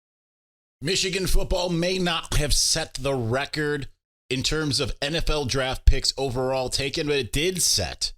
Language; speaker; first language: English; native; English